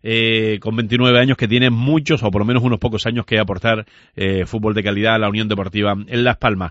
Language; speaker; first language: Spanish; native; Spanish